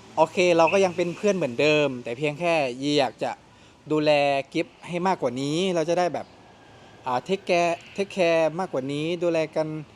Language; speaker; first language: Thai; non-native, local second language; Malay